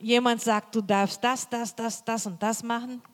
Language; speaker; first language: German; non-native, learner; Portuguese